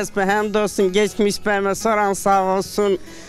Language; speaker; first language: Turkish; non-native, local second language; Zaza